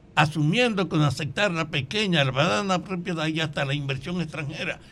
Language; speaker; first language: Spanish; native; Spanish